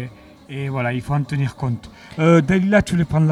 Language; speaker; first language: French; native; French